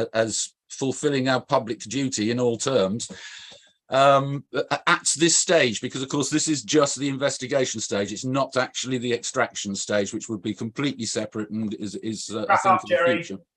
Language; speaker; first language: English; native; English